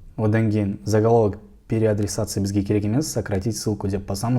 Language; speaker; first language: Russian; non-native, local second language; Kazakh